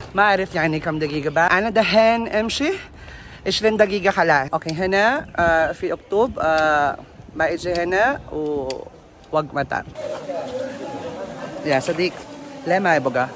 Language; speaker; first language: Arabic; non-native, learner; Filipino